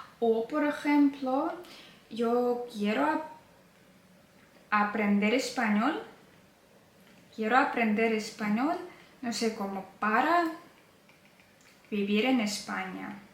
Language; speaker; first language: Spanish; non-native, fluent; Ukrainian